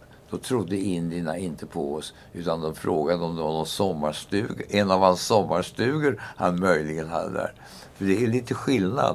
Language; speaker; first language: Swedish; native; Swedish